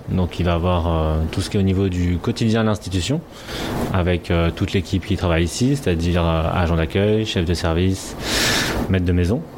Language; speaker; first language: French; native; French